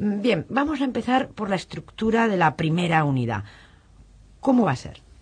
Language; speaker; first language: Spanish; native; Spanish